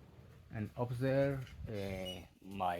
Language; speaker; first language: English; non-native, learner; Spanish